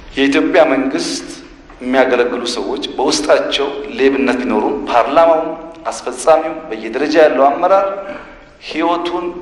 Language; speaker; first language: Amharic; non-native, local second language; Oromo